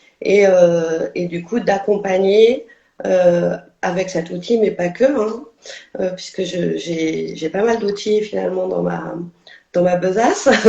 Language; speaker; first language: French; native; French